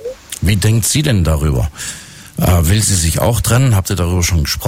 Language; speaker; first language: German; native; German